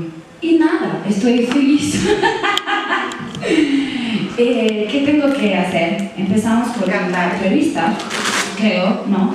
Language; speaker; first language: Spanish; non-native, learner; Italian